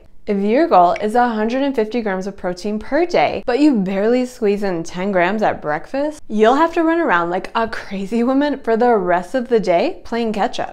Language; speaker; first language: English; native; English